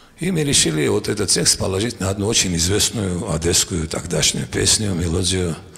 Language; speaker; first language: Russian; non-native, local second language; Georgian